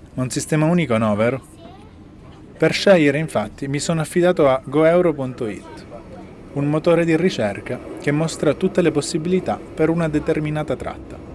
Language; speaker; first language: Italian; native; Italian